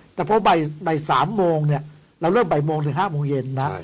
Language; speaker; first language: Thai; native; Thai